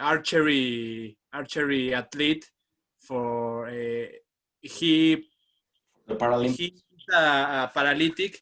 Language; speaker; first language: English; non-native, learner; Spanish